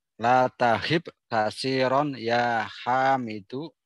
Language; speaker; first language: Arabic; non-native, learner; Indonesian